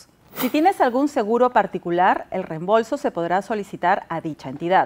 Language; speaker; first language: Spanish; native; Spanish